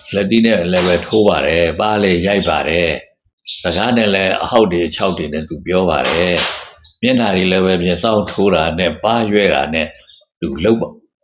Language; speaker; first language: Burmese; native; Burmese